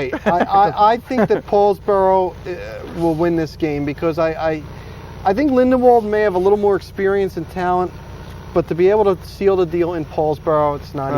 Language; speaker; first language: English; native; English